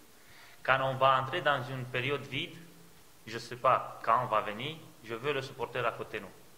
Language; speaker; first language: French; non-native, fluent; Romanian